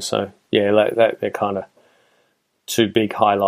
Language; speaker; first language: English; native; English